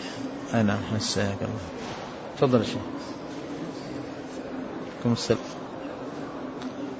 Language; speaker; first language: Arabic; native; Arabic